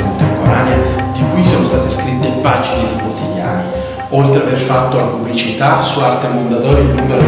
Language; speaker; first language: Italian; native; Italian